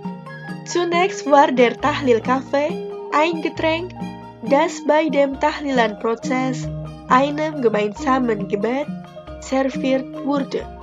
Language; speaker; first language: German; non-native, fluent; Indonesian